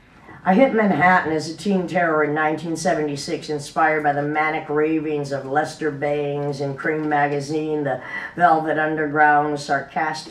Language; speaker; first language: English; native; English